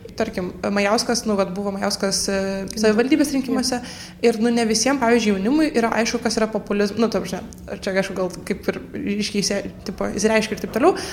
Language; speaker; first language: Lithuanian; native; Lithuanian